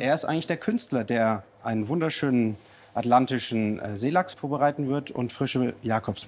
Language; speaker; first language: German; native; German